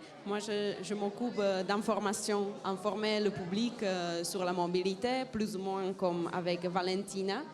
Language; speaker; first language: French; non-native, fluent; Czech